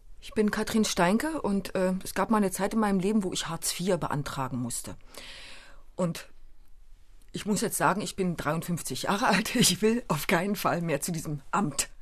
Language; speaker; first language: German; native; German